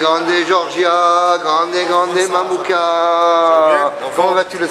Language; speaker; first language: French; native; French